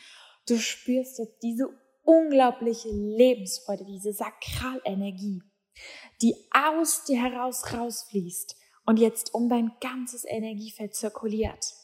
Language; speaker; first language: German; native; German